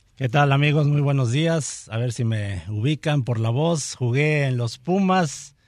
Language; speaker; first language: Spanish; native; Spanish